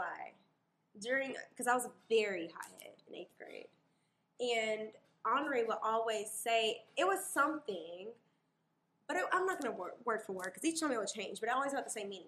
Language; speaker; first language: English; native; English